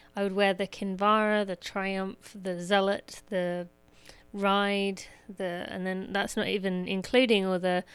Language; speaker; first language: English; native; English